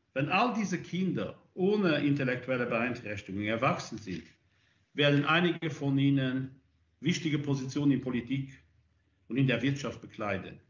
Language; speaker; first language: German; native; German